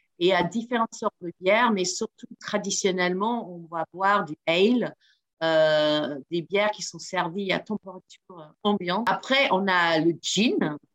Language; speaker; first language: French; non-native, fluent; English